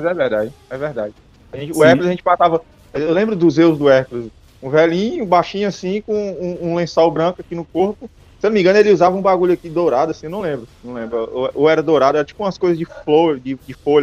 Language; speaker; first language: Portuguese; native; Portuguese